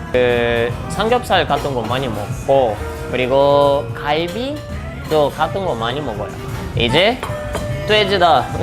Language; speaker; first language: Korean; non-native, fluent; Portuguese